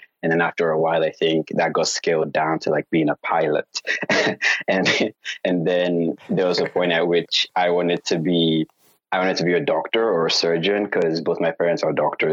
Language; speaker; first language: English; non-native, local second language; Yoruba